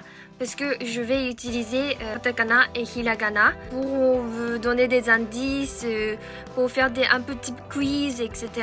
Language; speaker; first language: French; non-native, fluent; Japanese